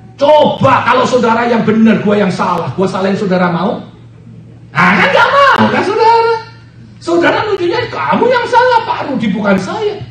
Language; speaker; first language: Indonesian; native; Indonesian